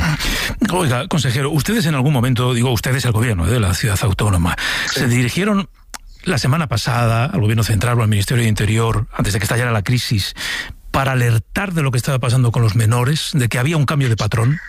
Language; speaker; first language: Spanish; native; Spanish